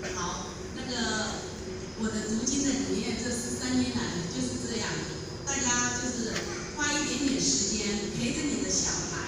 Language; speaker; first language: Chinese; native; Chinese